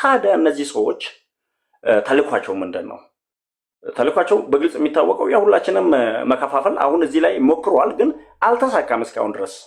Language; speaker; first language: Amharic; non-native, local second language; Oromo